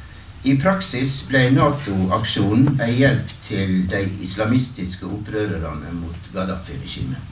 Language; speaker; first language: Norwegian; native; Norwegian